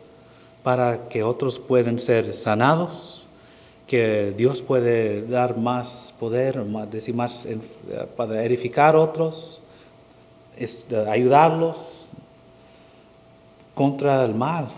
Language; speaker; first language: Spanish; non-native, fluent; English